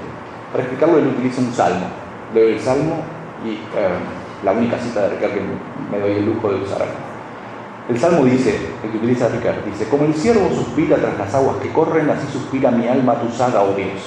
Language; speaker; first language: Spanish; native; Spanish